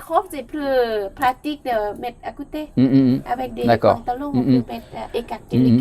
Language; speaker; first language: French; non-native, learner; Thai